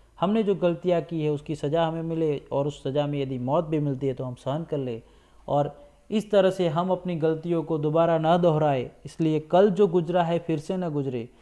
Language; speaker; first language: Hindi; non-native, local second language; Gujarati